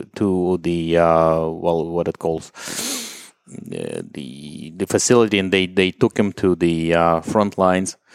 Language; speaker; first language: English; non-native, fluent; Ukrainian